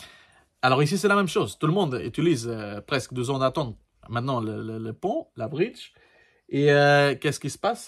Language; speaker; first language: French; non-native, learner; Portuguese